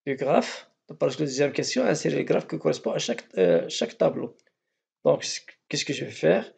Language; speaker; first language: French; non-native, local second language; Arabic